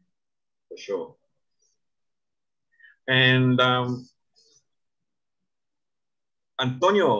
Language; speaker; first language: English; non-native, fluent; Spanish